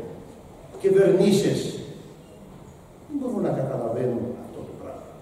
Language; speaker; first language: Greek; non-native, learner; Arabic